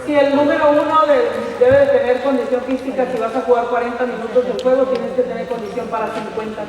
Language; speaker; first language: Spanish; native; Spanish